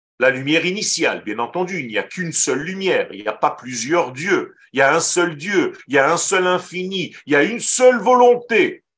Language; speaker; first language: French; non-native, fluent; Hebrew